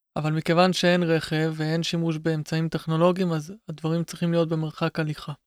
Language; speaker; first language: Hebrew; native; Hebrew